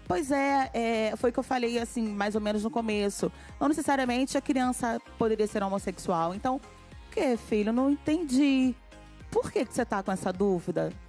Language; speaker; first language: Portuguese; native; Portuguese